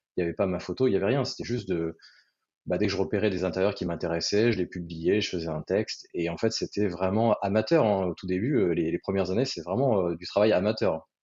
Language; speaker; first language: French; native; French